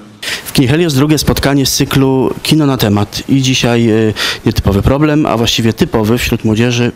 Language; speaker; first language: Polish; native; Polish